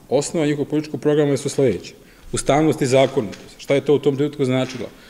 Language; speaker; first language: Serbian; native; Serbian